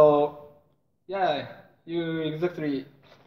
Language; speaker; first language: English; non-native, learner; Japanese